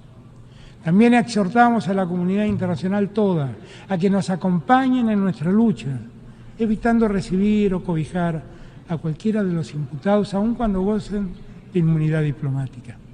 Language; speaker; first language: Spanish; native; Spanish